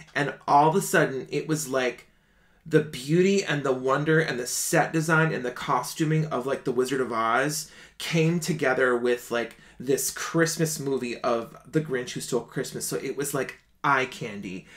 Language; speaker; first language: English; native; English